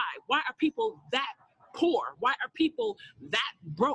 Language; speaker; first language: English; native; English